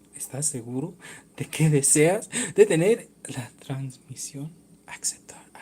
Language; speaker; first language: Spanish; early bilingual, other home language; English